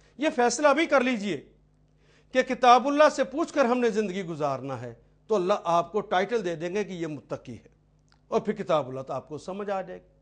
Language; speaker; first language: Urdu; non-native, local second language; Punjabi